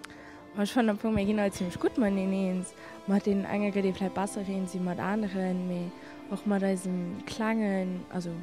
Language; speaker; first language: German; non-native, local second language; Luxembourgish